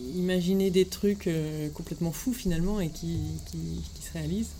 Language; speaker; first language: French; native; French